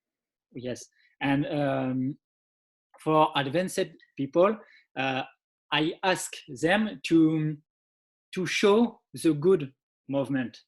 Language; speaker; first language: English; non-native, learner; French